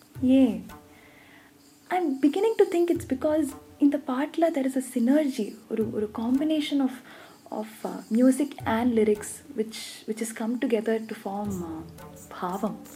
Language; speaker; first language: English; non-native, local second language; Tamil